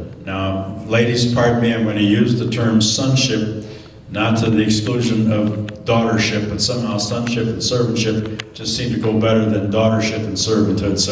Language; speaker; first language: English; native; English